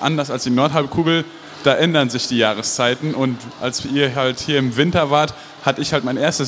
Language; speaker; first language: German; non-native, local second language; Luxembourgish